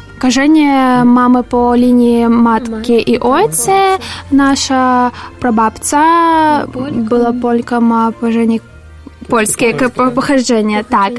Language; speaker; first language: Polish; non-native, learner; Russian